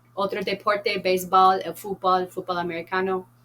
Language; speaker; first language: Spanish; non-native, fluent; English